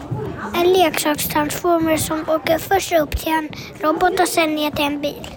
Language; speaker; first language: Swedish; early bilingual, other home language; Finnish